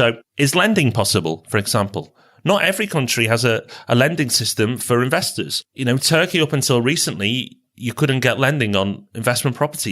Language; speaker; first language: English; native; English